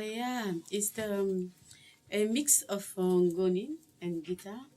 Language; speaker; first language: English; non-native, learner; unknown